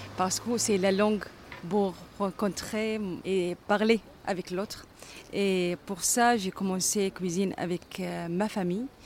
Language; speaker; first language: French; non-native, learner; Arabic